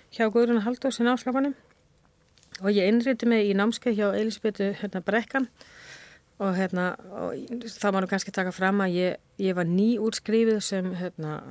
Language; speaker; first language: Icelandic; non-native, fluent; Spanish